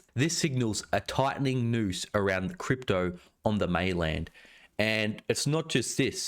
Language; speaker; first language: English; native; English